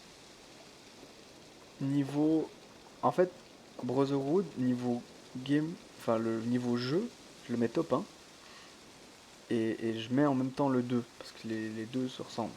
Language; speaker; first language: French; native; French